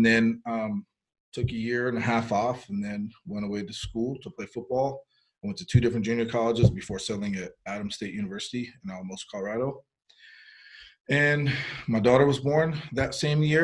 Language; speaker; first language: English; early bilingual, other home language; Spanish